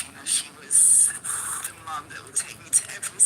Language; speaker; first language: English; native; English